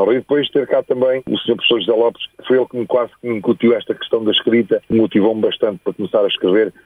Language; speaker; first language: Portuguese; native; Portuguese